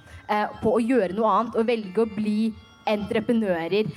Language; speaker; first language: Norwegian; early bilingual, other home language; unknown